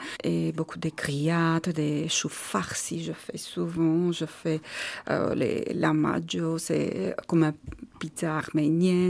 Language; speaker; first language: French; non-native, learner; Armenian